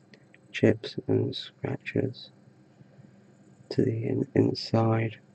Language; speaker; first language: English; native; English